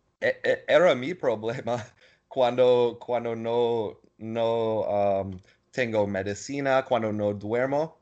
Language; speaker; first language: Spanish; non-native, learner; English